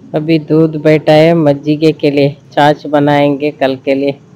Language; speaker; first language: Hindi; non-native, local second language; Kannada